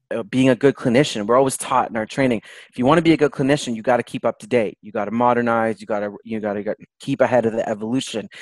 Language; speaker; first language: English; native; English